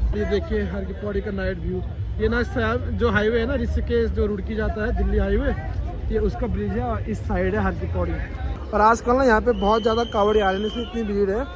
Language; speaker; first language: Hindi; native; Hindi